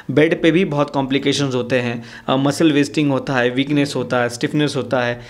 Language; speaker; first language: Hindi; native; Hindi